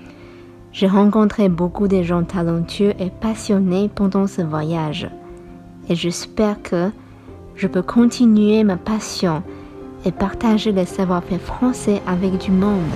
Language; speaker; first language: French; non-native, fluent; Chinese